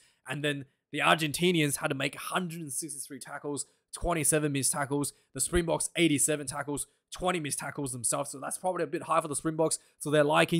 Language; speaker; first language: English; non-native, local second language; Afrikaans